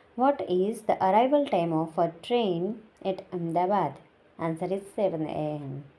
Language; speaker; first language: English; non-native, local second language; Gujarati